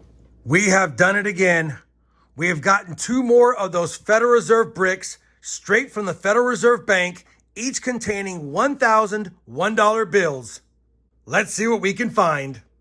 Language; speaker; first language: English; native; English